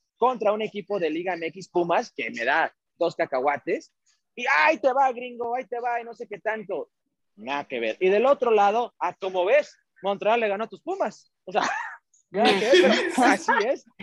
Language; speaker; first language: Spanish; early bilingual, heritage; Spanish